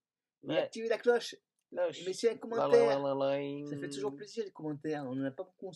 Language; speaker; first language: French; native; French